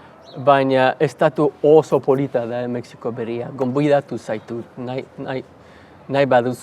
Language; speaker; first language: Basque; non-native, learner; English